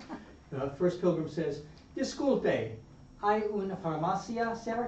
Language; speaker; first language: Spanish; non-native, fluent; English